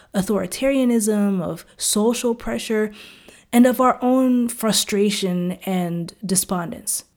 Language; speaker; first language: English; early bilingual, other home language; Arabic